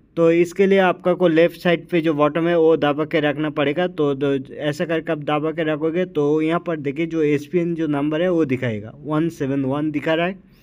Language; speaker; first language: Hindi; native; Hindi